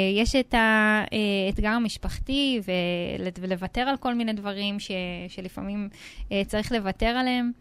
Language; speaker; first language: Hebrew; native; Hebrew